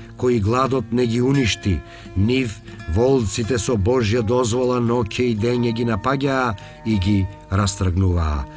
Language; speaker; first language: Macedonian; native; Macedonian